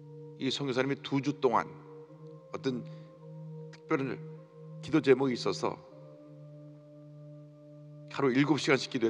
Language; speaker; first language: Korean; native; Korean